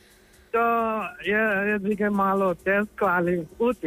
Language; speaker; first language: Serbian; non-native, learner; Nepali